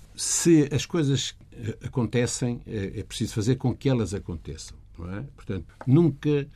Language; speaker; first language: Portuguese; native; Portuguese